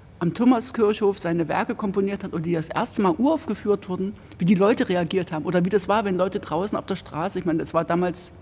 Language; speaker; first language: German; native; German